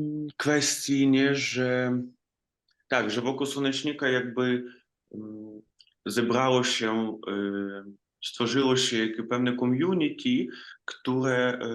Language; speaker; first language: Polish; non-native, fluent; Ukrainian